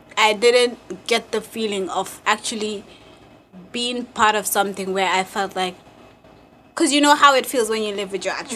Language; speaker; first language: English; non-native, local second language; Wolof